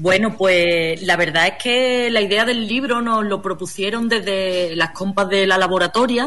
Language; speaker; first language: Spanish; native; Spanish